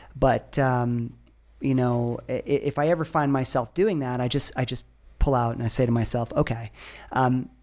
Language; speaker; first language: English; native; English